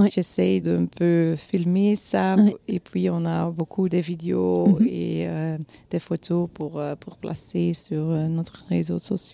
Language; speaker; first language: French; non-native, local second language; Dutch